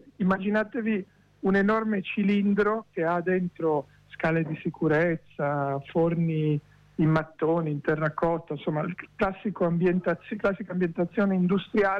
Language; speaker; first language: Italian; native; Italian